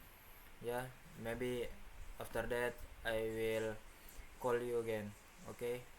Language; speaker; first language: English; non-native, learner; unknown